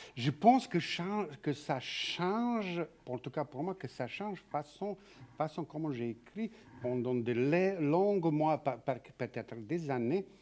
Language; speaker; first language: French; non-native, fluent; Serbian